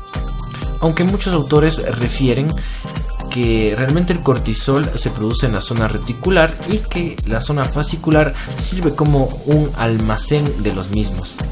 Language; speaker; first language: Spanish; native; Spanish